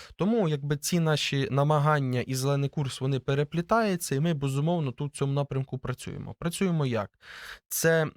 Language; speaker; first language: Ukrainian; native; Ukrainian